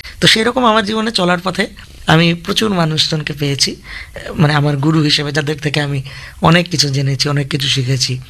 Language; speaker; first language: Bangla; native; Bangla